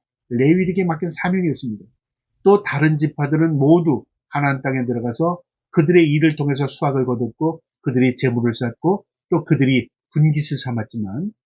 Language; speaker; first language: Korean; native; Korean